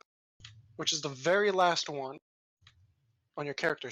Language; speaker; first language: English; native; English